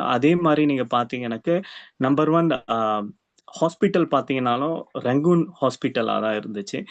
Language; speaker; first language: Tamil; early bilingual, heritage; Tamil